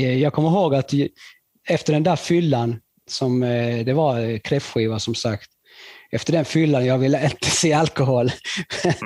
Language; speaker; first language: Swedish; early bilingual, other home language; Spanish